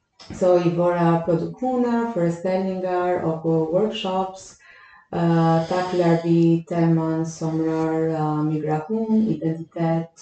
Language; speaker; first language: Swedish; non-native, fluent; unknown